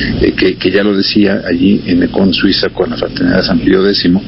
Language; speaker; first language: Spanish; native; Spanish